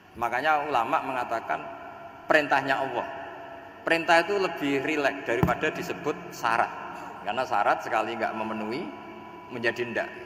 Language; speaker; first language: Indonesian; non-native, local second language; Javanese